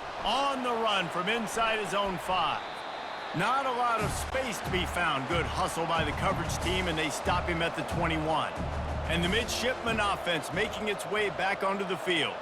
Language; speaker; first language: English; native; English